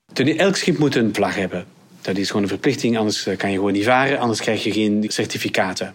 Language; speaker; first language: Dutch; non-native, local second language; French